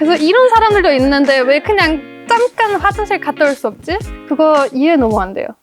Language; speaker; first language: Korean; non-native, fluent; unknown